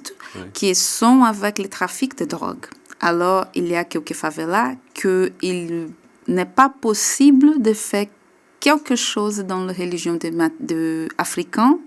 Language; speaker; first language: French; non-native, learner; Portuguese